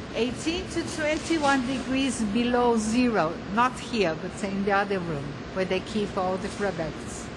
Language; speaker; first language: English; non-native, fluent; Portuguese